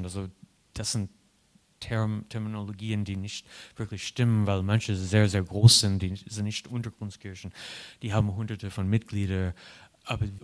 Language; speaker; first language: German; non-native, fluent; English